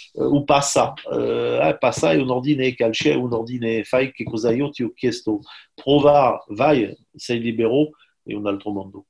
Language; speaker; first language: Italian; non-native, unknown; French